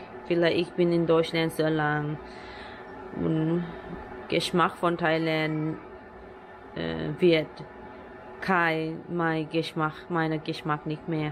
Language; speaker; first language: German; non-native, learner; Thai